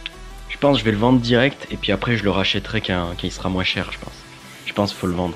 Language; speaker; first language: French; native; French